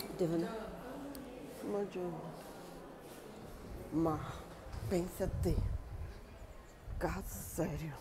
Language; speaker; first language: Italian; non-native, learner; Portuguese